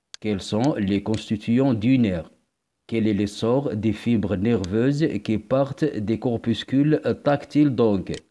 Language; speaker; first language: French; non-native, local second language; Arabic